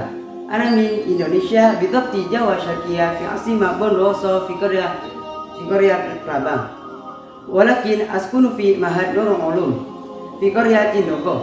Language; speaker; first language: Arabic; non-native, learner; Indonesian